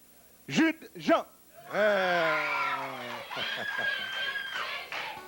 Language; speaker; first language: French; non-native, local second language; Haitian Creole